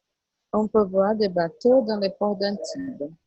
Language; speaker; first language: French; non-native, learner; Portuguese